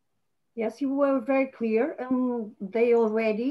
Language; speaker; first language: English; non-native, fluent; Portuguese